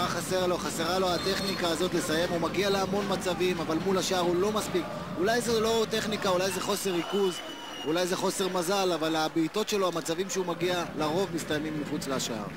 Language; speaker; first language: Hebrew; native; Hebrew